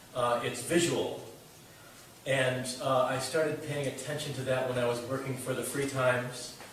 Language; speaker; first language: English; native; English